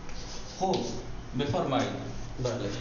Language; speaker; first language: Persian; non-native, fluent; Urdu